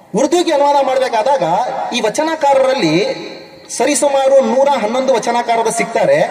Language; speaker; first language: Kannada; non-native, local second language; Urdu